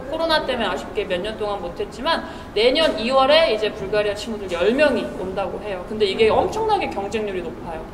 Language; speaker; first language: Korean; native; Korean